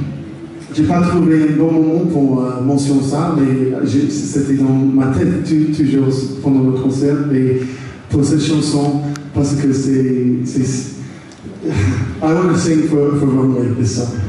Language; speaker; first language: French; non-native, learner; English